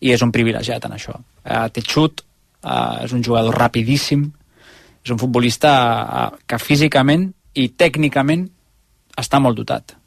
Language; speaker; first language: Catalan; native; Catalan